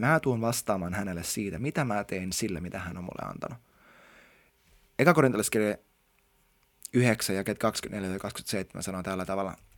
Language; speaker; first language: Finnish; native; Finnish